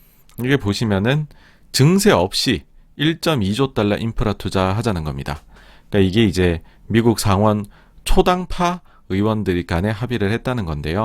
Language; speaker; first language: Korean; native; Korean